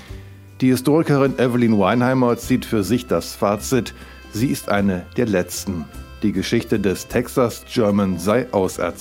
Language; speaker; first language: German; native; German